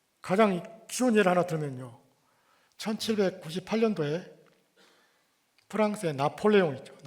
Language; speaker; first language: Korean; native; Korean